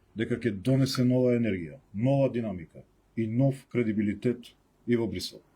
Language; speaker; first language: Macedonian; non-native, local second language; Albanian